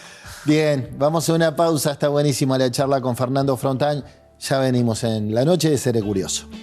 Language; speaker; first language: Spanish; native; Spanish